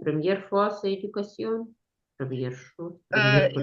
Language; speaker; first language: French; non-native, learner; Ukrainian